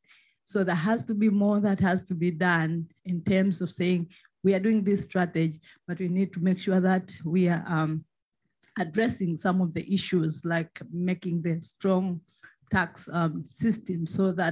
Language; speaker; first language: English; non-native, local second language; Swahili